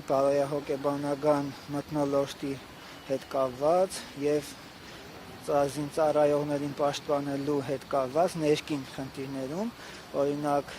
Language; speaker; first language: Armenian; native; Armenian